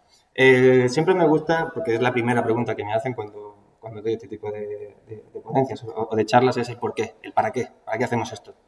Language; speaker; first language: Spanish; native; Spanish